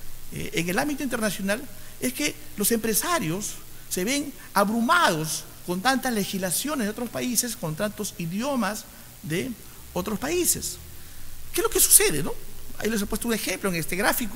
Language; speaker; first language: Spanish; native; Spanish